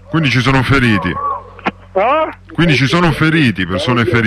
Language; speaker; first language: Italian; native; Italian